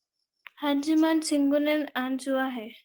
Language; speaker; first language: Korean; non-native, learner; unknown